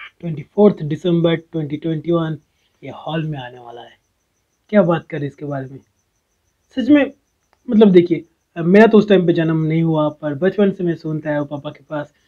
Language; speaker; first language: Hindi; non-native, local second language; Bangla